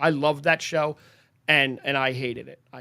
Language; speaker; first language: English; native; English